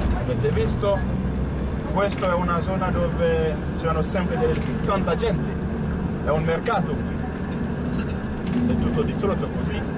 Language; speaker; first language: Italian; non-native, fluent; Haitian Creole